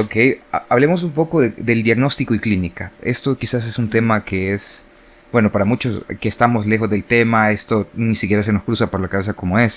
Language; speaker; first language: Spanish; native; Spanish